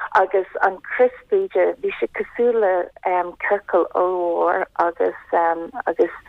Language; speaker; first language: Irish; non-native, local second language; English